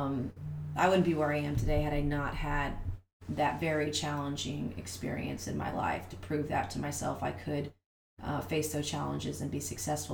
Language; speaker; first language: English; native; English